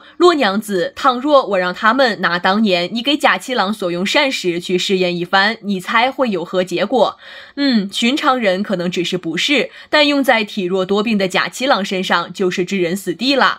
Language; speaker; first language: Chinese; native; Chinese